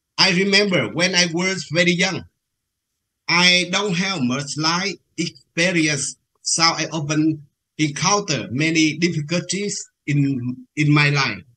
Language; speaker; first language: English; non-native, learner; Vietnamese